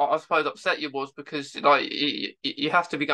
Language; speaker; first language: English; native; English